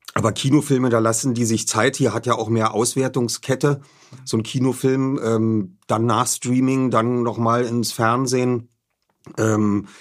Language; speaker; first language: German; native; German